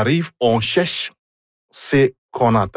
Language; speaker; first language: French; non-native, fluent; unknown